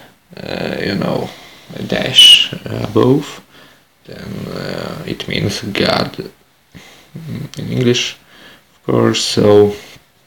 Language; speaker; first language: English; non-native, fluent; Polish